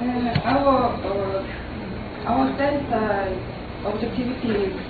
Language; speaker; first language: English; non-native, learner; Korean